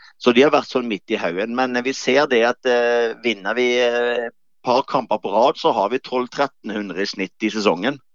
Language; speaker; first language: Norwegian; native; Norwegian